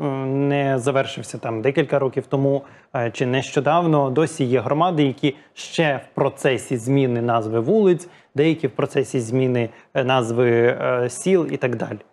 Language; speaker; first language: Ukrainian; native; Ukrainian